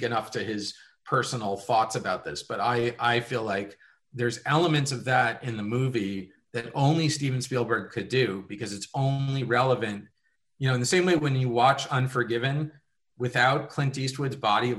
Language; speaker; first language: English; native; English